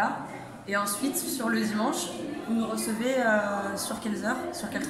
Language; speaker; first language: French; native; French